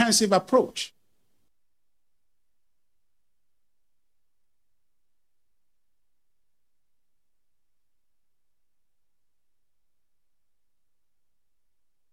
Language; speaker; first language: English; non-native, local second language; Akan